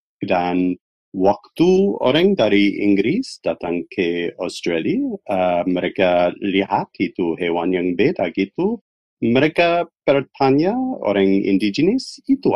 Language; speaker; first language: Indonesian; non-native, fluent; English